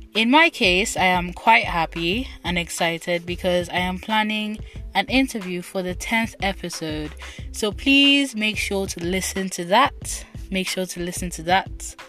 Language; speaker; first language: English; non-native, local second language; Igbo